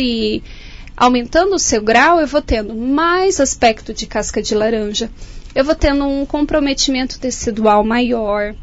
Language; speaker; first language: Portuguese; native; Portuguese